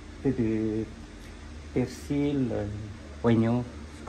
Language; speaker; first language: French; non-native, local second language; Malagasy